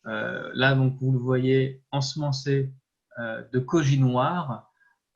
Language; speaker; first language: French; native; French